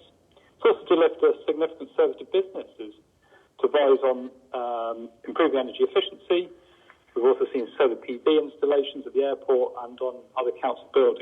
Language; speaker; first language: English; native; English